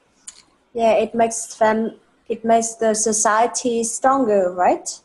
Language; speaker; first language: English; non-native, fluent; Vietnamese